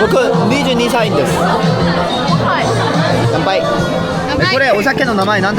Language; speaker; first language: Japanese; non-native, learner; Korean